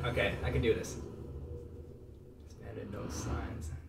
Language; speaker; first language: English; native; English